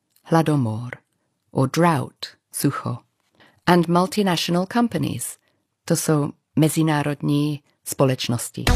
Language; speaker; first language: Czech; non-native, fluent; English